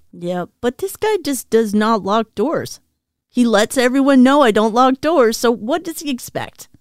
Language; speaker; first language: English; native; English